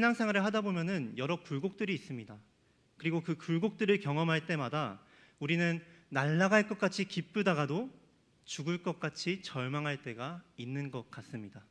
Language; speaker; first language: Korean; native; Korean